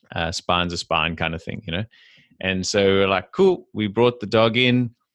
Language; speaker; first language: English; native; English